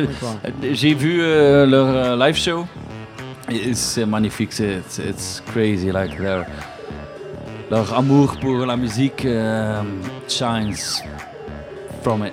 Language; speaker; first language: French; non-native, local second language; Dutch